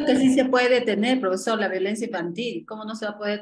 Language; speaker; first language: Spanish; native; Spanish